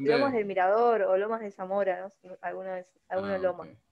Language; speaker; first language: Spanish; native; Spanish